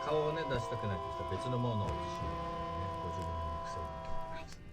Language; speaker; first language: Japanese; native; Japanese